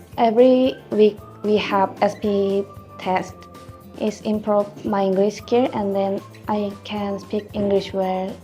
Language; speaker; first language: English; non-native, learner; Korean